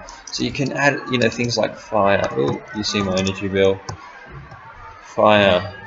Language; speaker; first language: English; native; English